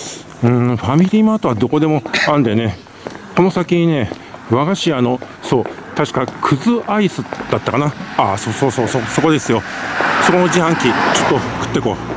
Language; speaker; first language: Japanese; native; Japanese